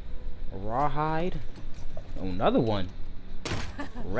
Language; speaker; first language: English; native; English